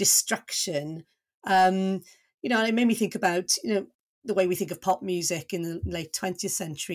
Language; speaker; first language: English; native; English